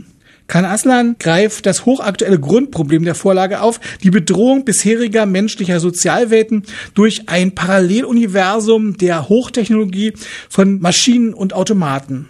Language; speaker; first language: German; native; German